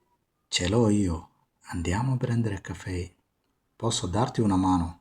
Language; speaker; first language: Italian; non-native, fluent; Somali